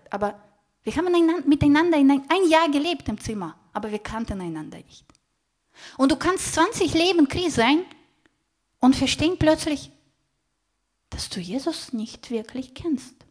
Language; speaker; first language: German; non-native, fluent; Russian